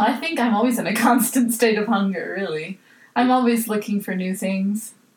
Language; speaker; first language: English; native; English